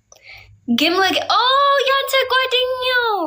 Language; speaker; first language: Amharic; non-native, learner; Tigrinya